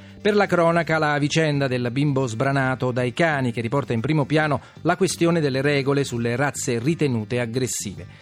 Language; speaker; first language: Italian; native; Italian